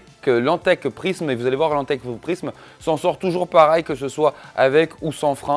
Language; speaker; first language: French; native; French